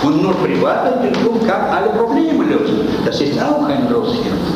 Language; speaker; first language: German; non-native, fluent; Russian